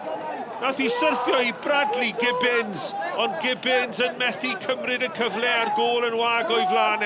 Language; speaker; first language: Welsh; native; Welsh